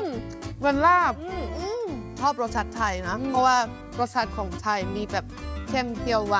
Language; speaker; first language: Thai; non-native, fluent; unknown